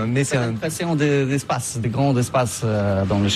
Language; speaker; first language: French; non-native, learner; Polish